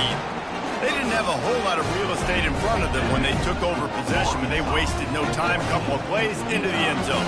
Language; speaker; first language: English; native; English